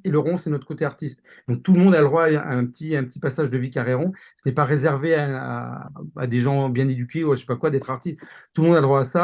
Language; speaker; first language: French; native; French